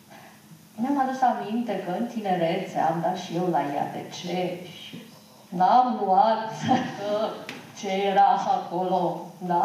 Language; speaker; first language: Romanian; native; Romanian